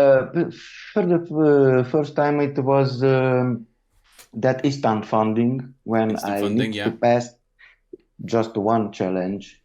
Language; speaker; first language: English; non-native, learner; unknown